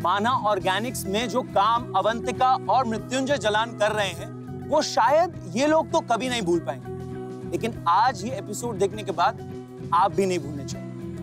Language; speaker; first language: Hindi; native; Hindi